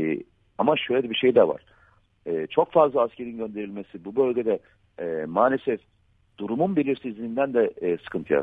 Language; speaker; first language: Turkish; native; Turkish